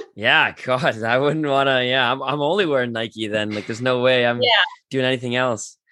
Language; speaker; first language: English; native; English